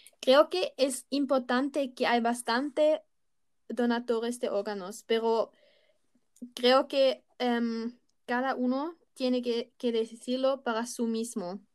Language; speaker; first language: Spanish; non-native, learner; German